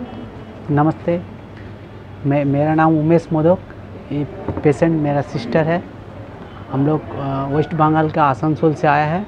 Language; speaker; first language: Hindi; non-native, local second language; Bangla